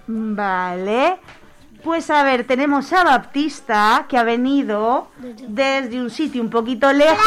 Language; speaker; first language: Spanish; native; Spanish